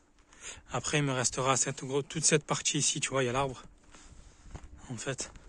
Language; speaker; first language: French; native; French